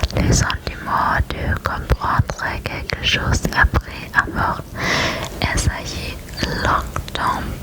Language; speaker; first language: French; non-native, learner; German